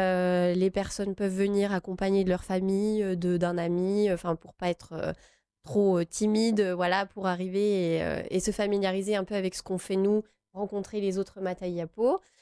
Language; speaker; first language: French; native; French